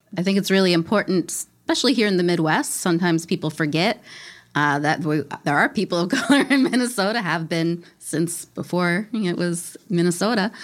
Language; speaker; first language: English; native; English